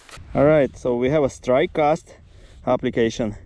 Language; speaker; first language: English; non-native, learner; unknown